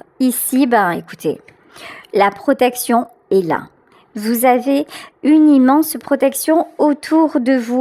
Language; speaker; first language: French; native; French